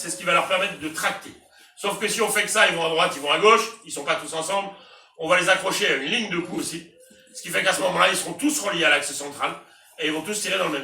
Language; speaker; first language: French; native; French